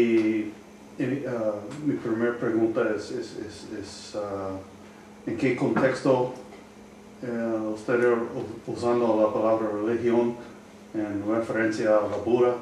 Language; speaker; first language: Spanish; non-native, learner; English